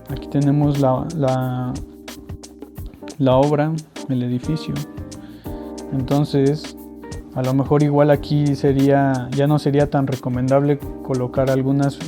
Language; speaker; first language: Spanish; native; Spanish